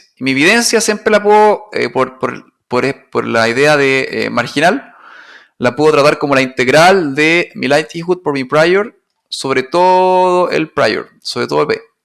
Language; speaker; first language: Spanish; native; Spanish